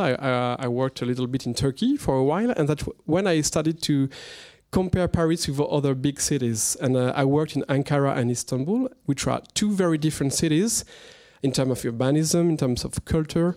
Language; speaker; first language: English; non-native, fluent; French